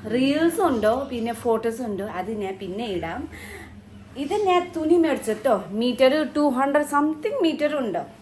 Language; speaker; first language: Malayalam; native; Malayalam